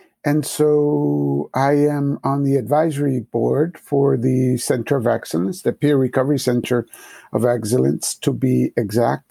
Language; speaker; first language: English; early bilingual, other home language; Spanish